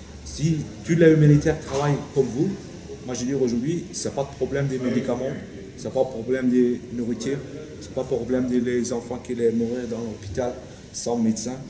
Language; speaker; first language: French; non-native, learner; Turkish